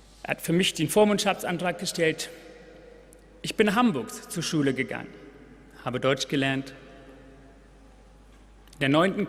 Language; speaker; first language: German; non-native, fluent; Tamil